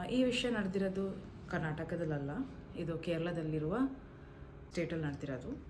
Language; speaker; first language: Kannada; non-native, local second language; Malayalam